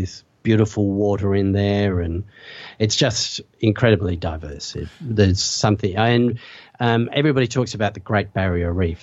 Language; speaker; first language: English; native; English